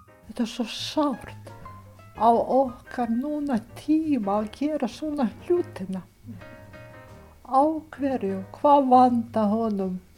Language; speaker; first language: Icelandic; non-native, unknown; Ukrainian